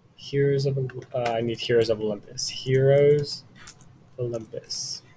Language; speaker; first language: English; native; English